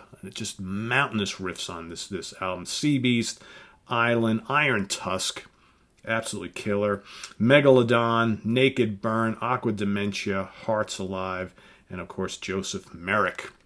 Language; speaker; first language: English; native; English